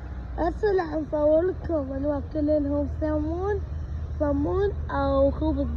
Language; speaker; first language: Arabic; native; Arabic